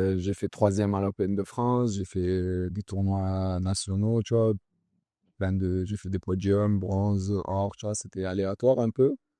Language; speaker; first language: French; early bilingual, other home language; Chechen